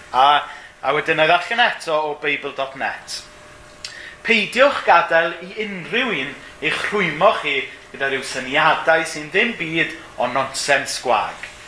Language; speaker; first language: Welsh; native; Welsh